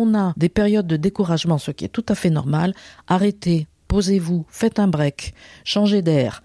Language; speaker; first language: French; native; French